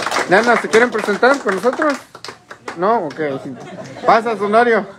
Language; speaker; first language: Spanish; native; Spanish